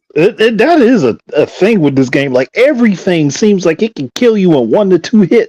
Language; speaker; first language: English; native; English